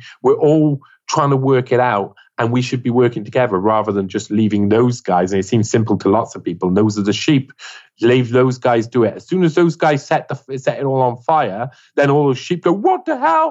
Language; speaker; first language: English; native; English